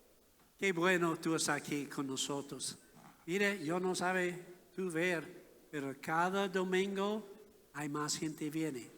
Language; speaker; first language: Spanish; non-native, learner; English